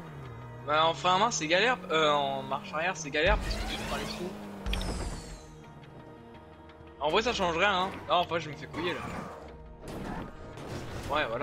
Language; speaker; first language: French; native; French